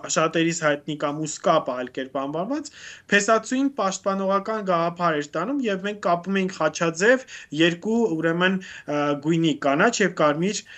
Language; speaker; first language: Armenian; native; Armenian